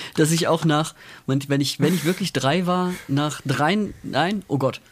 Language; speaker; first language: German; native; German